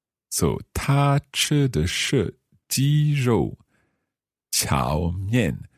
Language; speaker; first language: Chinese; non-native, learner; English